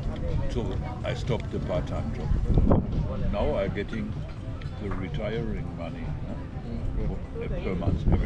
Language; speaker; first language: English; non-native, learner; German